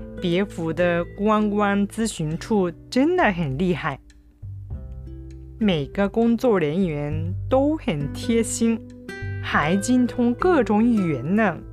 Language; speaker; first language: Chinese; non-native, fluent; Japanese